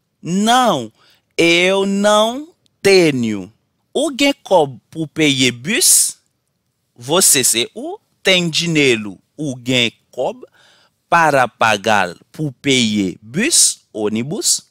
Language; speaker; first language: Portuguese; non-native, learner; Haitian Creole